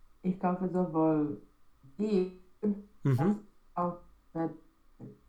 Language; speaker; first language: German; non-native, learner; Romanian